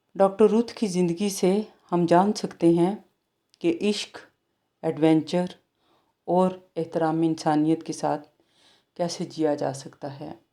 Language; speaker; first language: Urdu; native; Urdu